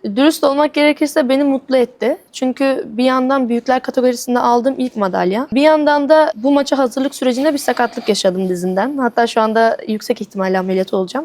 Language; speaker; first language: Turkish; native; Turkish